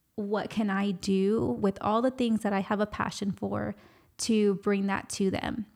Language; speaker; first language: English; native; English